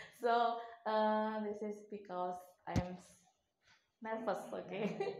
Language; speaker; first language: English; non-native, learner; Indonesian